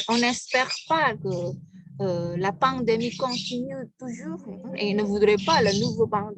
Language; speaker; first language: French; non-native, fluent; Indonesian